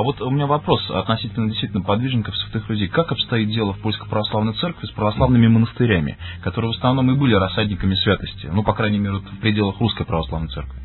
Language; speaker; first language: Russian; native; Russian